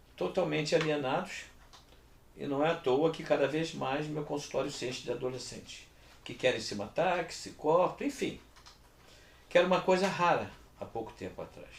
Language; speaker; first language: Portuguese; early bilingual, other home language; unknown